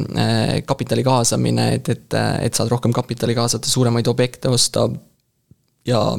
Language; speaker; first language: Estonian; native; Estonian